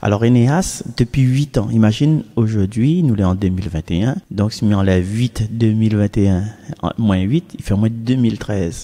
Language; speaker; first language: French; non-native, local second language; Réunion Creole French